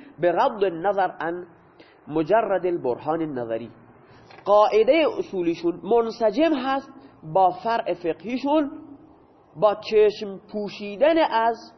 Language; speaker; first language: Persian; native; Persian